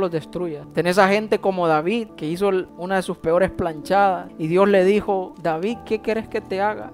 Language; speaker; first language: Spanish; native; Spanish